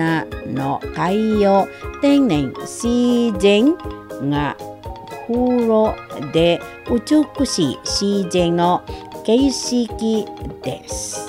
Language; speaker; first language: Japanese; non-native, fluent; Indonesian